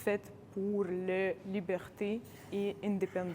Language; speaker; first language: French; non-native, fluent; Ukrainian